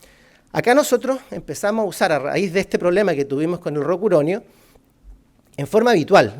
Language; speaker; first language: Spanish; native; Spanish